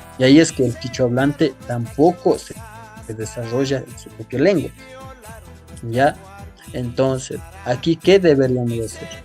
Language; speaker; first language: Spanish; non-native, local second language; Quechua